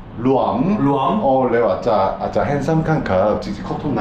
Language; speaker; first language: Thai; non-native, learner; Korean